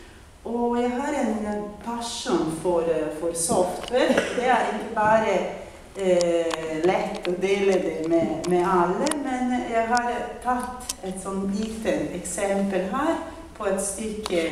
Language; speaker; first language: Norwegian; non-native, fluent; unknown